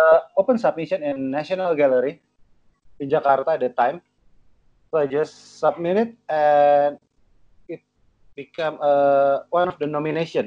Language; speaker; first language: English; non-native, learner; Indonesian